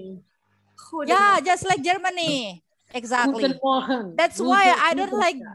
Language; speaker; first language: English; non-native, learner; Indonesian